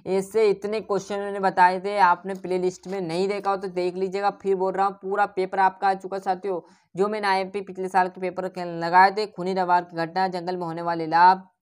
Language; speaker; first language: Hindi; native; Hindi